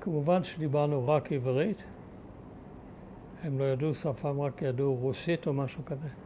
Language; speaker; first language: Hebrew; early bilingual, other home language; German